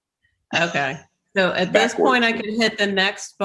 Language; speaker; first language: English; native; English